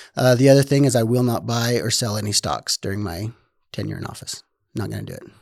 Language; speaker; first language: English; native; English